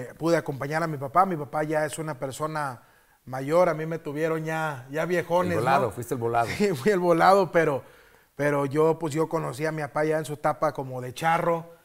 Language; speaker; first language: Spanish; early bilingual, heritage; Spanish